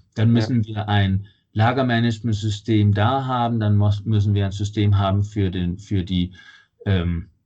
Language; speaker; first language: German; non-native, fluent; Danish